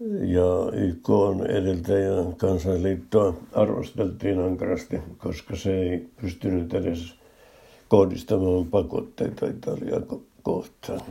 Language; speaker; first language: Finnish; native; Finnish